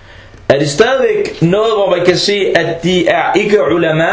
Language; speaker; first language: Danish; early bilingual, other home language; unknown